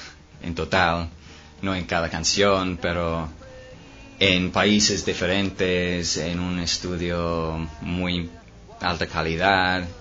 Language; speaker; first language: Spanish; non-native, fluent; English